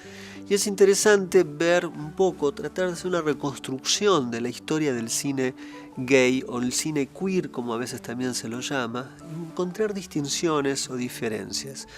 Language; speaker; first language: Spanish; native; Spanish